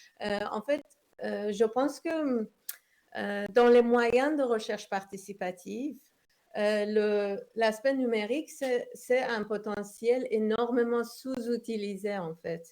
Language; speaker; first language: French; non-native, fluent; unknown